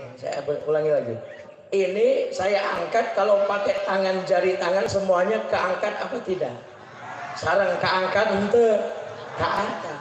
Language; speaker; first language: Indonesian; native; Indonesian